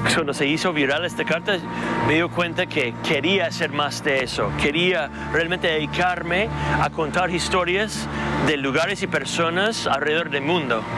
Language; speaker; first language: Spanish; non-native, fluent; English